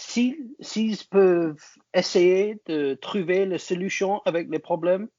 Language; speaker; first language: French; non-native, learner; English